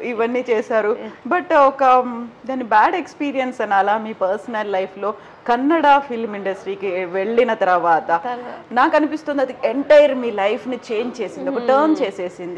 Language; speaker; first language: Telugu; native; Telugu